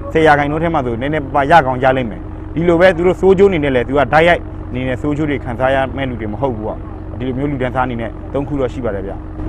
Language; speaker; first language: Burmese; non-native, local second language; Karen languages